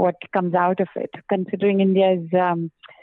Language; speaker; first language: English; non-native, local second language; Hindi